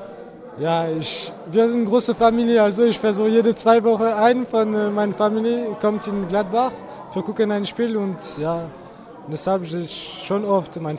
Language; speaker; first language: German; non-native, learner; French